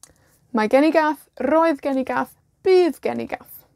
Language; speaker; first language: Welsh; non-native, fluent; Spanish